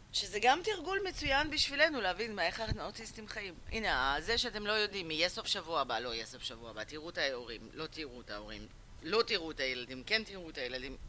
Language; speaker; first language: Hebrew; early bilingual, other home language; Russian